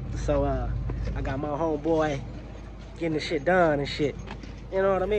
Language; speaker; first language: English; early bilingual, other home language; Spanish